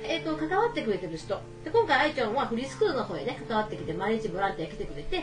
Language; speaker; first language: Japanese; native; Japanese